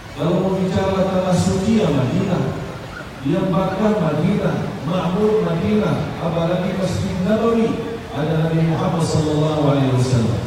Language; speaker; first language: Indonesian; non-native, fluent; Arabic